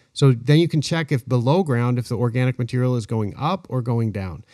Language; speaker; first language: English; native; English